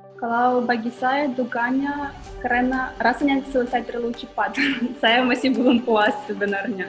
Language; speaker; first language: Indonesian; non-native, fluent; Ukrainian